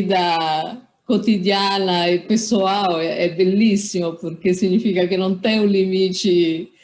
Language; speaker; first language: Portuguese; non-native, fluent; Italian